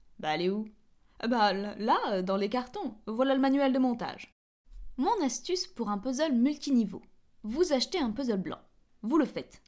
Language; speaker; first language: French; native; French